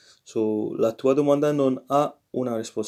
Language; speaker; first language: Italian; non-native, learner; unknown